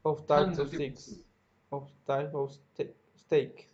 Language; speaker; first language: English; non-native, learner; Spanish